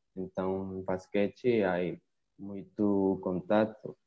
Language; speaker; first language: Portuguese; non-native, learner; Spanish